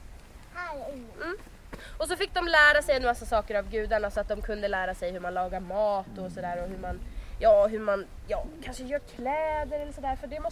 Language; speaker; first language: Swedish; native; Swedish